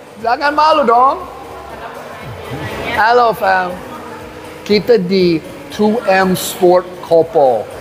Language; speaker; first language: Indonesian; non-native, learner; English